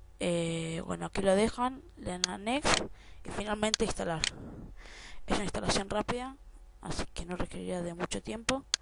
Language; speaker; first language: Spanish; native; Spanish